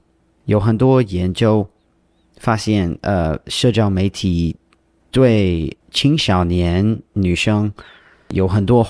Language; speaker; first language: Chinese; non-native, learner; English